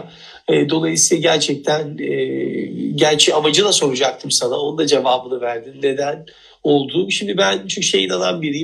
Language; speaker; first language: Turkish; native; Turkish